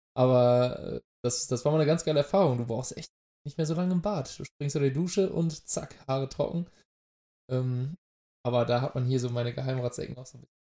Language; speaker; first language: German; native; German